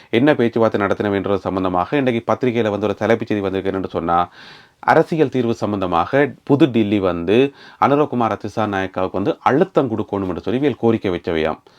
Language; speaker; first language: Tamil; native; Tamil